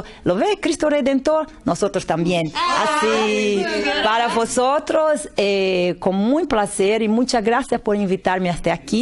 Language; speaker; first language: Spanish; non-native, learner; Portuguese